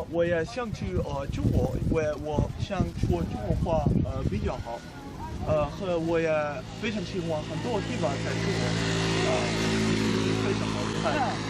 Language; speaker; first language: Chinese; non-native, learner; Dutch